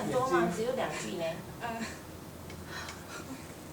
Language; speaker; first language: Chinese; native; Chinese